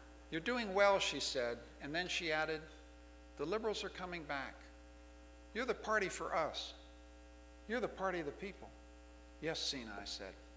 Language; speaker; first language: English; native; English